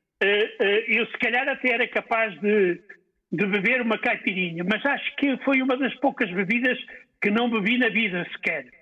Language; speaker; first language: Portuguese; native; Portuguese